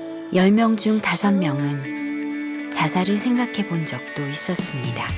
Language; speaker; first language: Korean; native; Korean